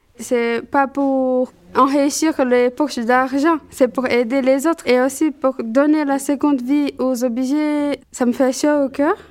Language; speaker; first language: French; non-native, learner; Portuguese